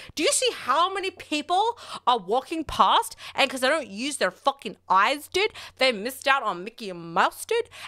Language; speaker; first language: English; native; English